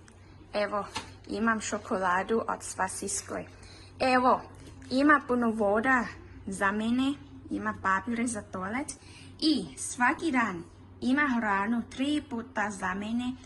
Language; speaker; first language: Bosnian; early bilingual, heritage; Bosnian